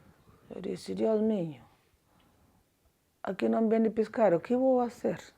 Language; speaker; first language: Spanish; non-native, learner; Kabuverdianu